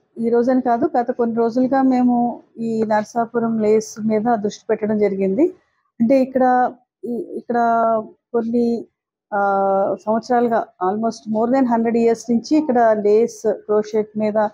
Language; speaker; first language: Telugu; native; Telugu